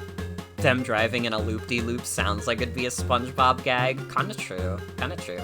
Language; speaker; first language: English; native; English